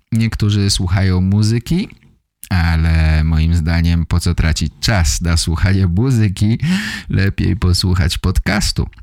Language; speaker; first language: Polish; native; Polish